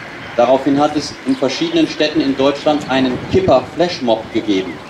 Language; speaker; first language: German; native; German